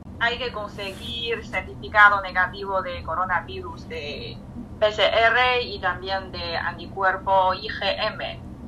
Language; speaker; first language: Spanish; non-native, fluent; Chinese